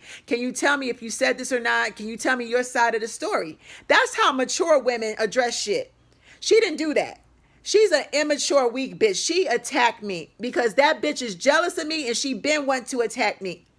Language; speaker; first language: English; native; English